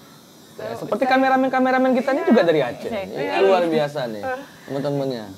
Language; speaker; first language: Indonesian; native; Indonesian